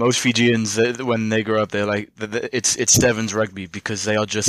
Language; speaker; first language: English; native; English